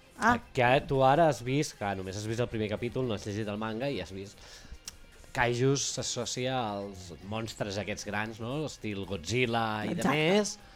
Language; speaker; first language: Catalan; native; Catalan